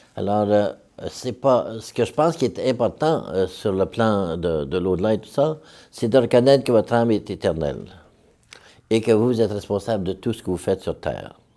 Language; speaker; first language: French; native; French